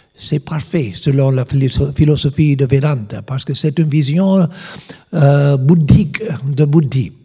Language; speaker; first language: French; non-native, learner; English